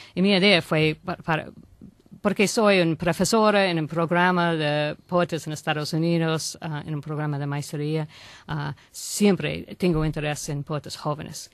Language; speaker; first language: Spanish; non-native, learner; English